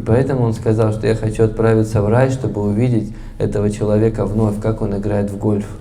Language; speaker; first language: Russian; native; Russian